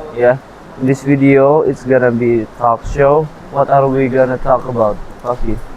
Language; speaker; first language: English; non-native, learner; Indonesian